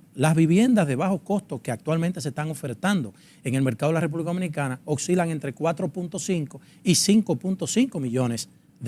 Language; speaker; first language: Spanish; native; Spanish